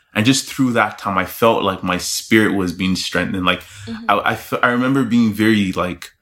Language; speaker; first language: English; non-native, local second language; Yoruba